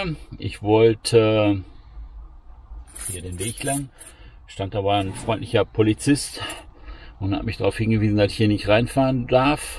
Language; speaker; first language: German; native; German